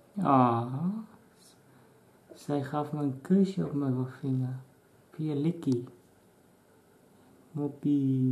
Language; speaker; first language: Dutch; non-native, local second language; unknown